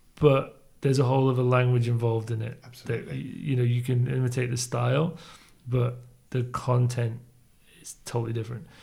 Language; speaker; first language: English; native; English